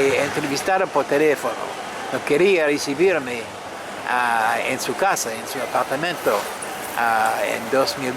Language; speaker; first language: Spanish; non-native, fluent; French